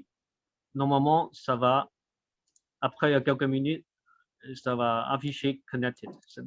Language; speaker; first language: French; non-native, fluent; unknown